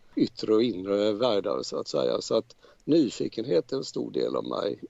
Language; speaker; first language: Swedish; native; Swedish